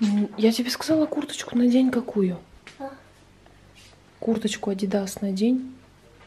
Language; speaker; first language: Russian; native; Russian